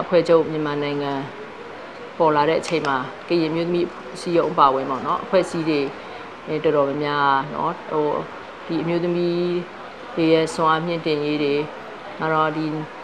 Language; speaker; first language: Burmese; non-native, local second language; S'gaw Karen